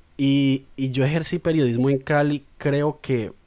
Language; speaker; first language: Spanish; native; Spanish